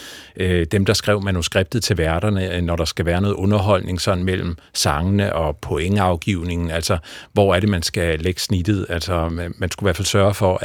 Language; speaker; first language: Danish; native; Danish